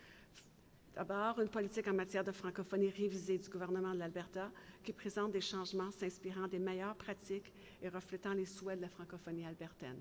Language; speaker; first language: French; native; French